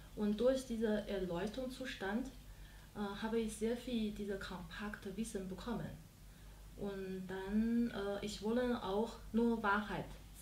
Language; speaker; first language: German; non-native, learner; Chinese